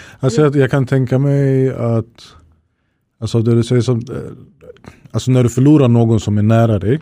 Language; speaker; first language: Swedish; early bilingual, other home language; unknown